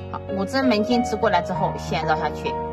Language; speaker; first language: Chinese; native; Chinese